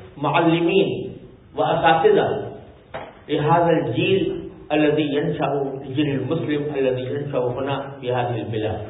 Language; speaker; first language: Arabic; non-native, fluent; Urdu